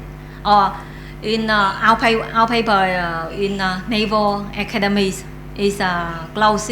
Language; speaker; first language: English; non-native, learner; Vietnamese